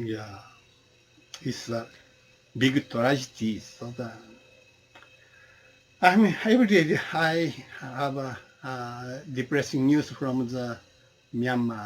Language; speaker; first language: English; non-native, learner; Japanese